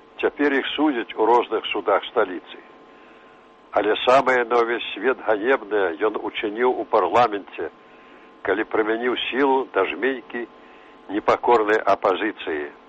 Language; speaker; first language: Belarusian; native; Belarusian